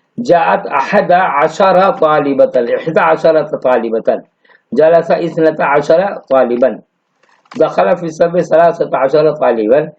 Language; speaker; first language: Urdu; native; Urdu